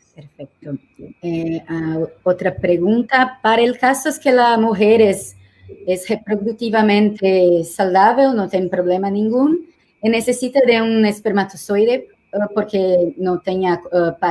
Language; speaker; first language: Spanish; non-native, learner; Portuguese